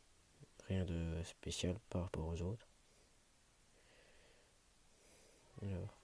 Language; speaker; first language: French; native; French